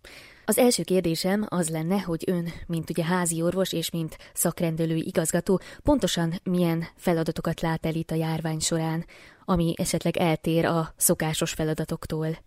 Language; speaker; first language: Hungarian; native; Hungarian